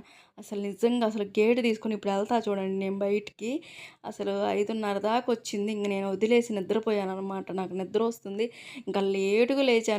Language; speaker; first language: Telugu; native; Telugu